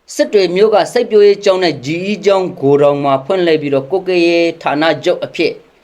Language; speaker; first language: Burmese; native; Burmese